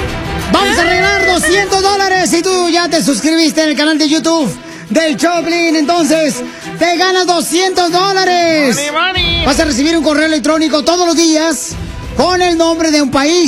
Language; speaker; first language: Spanish; native; Spanish